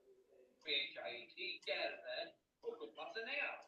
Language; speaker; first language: Welsh; non-native, learner; English